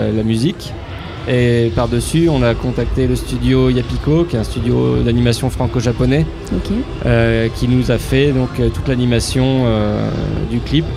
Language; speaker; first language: French; native; French